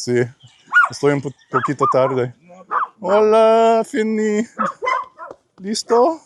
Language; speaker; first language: Spanish; non-native, learner; English